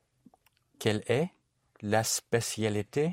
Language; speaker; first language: French; non-native, learner; English